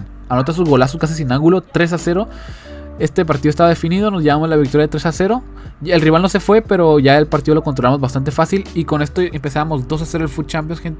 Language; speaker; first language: Spanish; native; Spanish